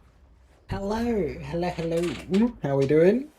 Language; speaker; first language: English; native; English